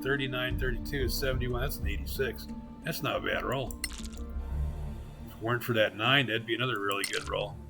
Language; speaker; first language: English; native; English